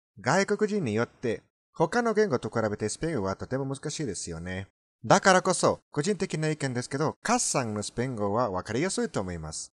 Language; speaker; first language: Japanese; non-native, fluent; Spanish